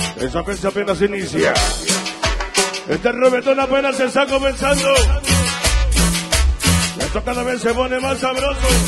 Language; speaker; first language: Spanish; native; Spanish